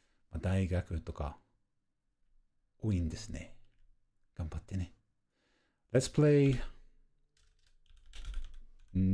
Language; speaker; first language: Japanese; non-native, fluent; English